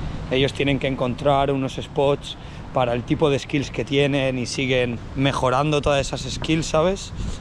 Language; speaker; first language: Spanish; native; Spanish